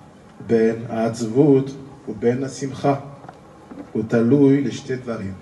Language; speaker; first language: Hebrew; non-native, learner; French